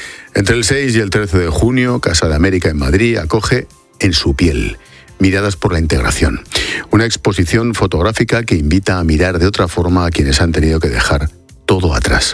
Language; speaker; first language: Spanish; native; Spanish